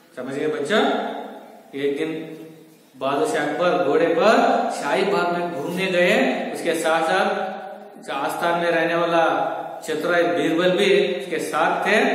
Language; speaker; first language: Hindi; non-native, local second language; Kannada